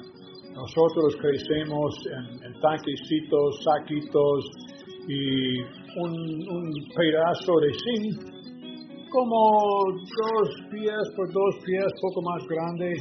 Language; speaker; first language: Spanish; non-native, learner; English